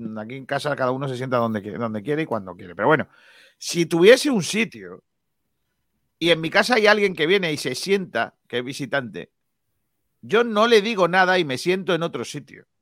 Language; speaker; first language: Spanish; native; Spanish